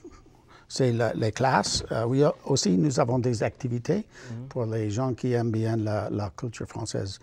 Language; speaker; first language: French; non-native, learner; English